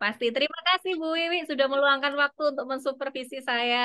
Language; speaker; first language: Indonesian; native; Indonesian